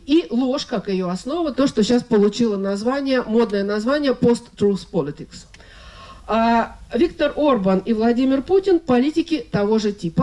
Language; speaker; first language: Russian; native; Russian